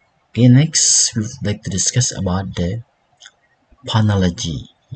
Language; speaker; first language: English; non-native, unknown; Indonesian